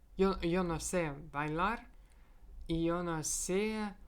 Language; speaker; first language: Spanish; non-native, learner; Russian